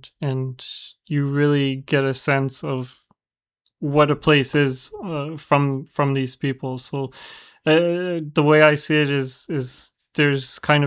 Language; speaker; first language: English; native; English